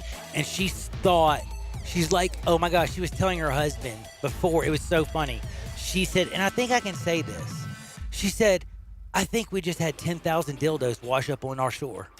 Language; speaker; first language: English; native; English